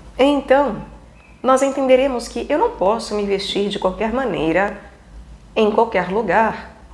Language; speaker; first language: Portuguese; native; Portuguese